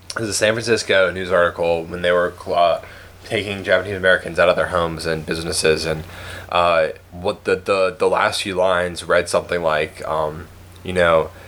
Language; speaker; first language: English; native; English